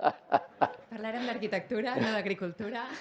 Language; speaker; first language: Catalan; native; Catalan